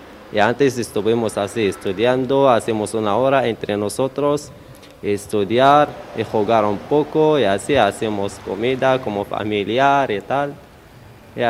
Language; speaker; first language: Spanish; non-native, learner; Arabic